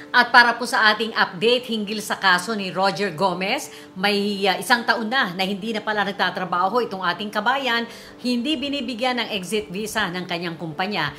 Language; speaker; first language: Filipino; native; Filipino